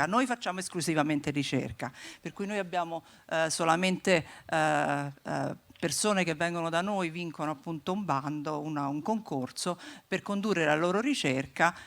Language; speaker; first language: Italian; native; Italian